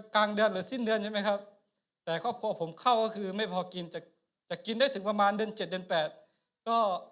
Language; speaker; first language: Thai; non-native, local second language; Akha